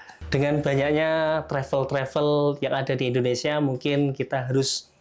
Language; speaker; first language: Indonesian; native; Indonesian